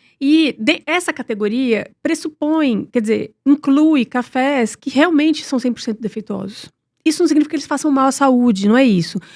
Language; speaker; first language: Portuguese; native; Portuguese